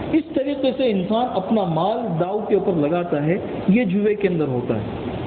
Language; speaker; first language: Urdu; non-native, local second language; Gujarati